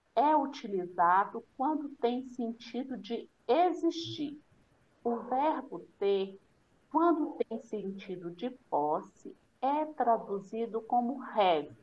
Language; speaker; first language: Portuguese; native; Portuguese